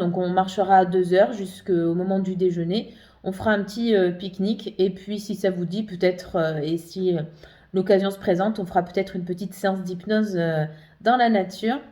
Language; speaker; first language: French; native; French